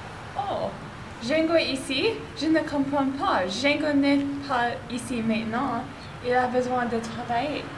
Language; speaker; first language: French; non-native, learner; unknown